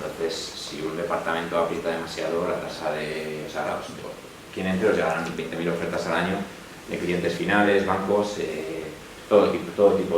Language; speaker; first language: Spanish; native; Spanish